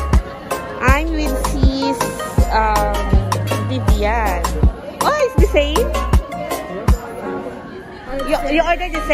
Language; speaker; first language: English; non-native, local second language; Filipino